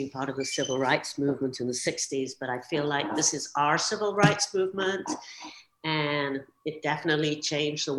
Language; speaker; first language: English; native; English